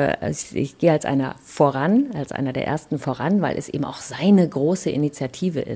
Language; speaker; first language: German; native; German